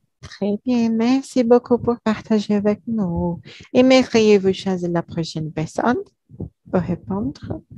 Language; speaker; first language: French; non-native, learner; Portuguese